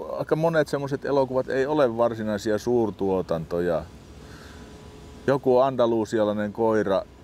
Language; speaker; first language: Finnish; native; Finnish